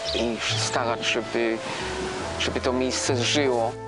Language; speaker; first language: Polish; non-native, learner; Swiss German